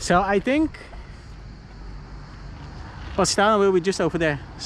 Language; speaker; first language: English; non-native, fluent; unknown